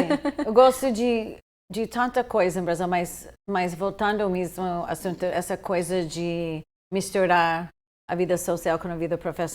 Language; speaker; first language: Portuguese; non-native, fluent; English